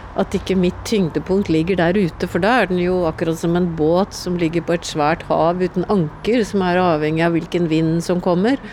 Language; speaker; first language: Norwegian; native; Norwegian